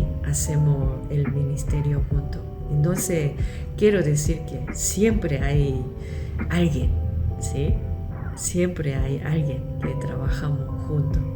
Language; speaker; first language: Spanish; non-native, local second language; Korean